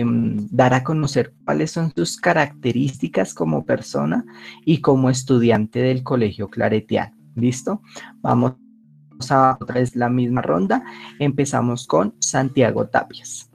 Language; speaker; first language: Spanish; native; Spanish